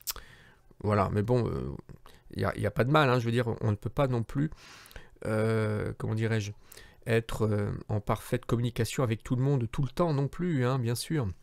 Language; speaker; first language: French; native; French